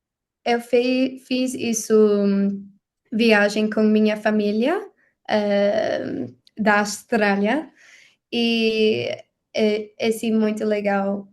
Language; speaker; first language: Portuguese; non-native, learner; English